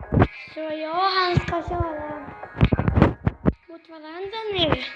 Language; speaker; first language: Swedish; native; Swedish